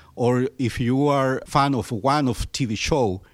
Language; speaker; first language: English; non-native, fluent; Spanish